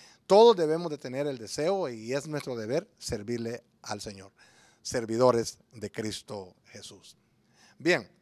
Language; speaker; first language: Spanish; native; Spanish